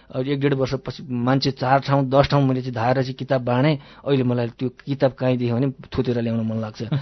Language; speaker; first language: Nepali; native; Nepali